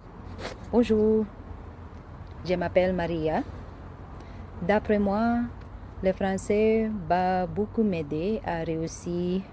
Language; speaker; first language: French; non-native, learner; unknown